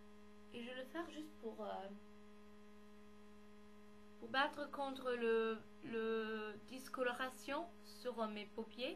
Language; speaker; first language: French; non-native, learner; English